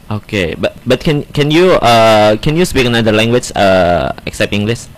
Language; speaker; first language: English; non-native, fluent; Indonesian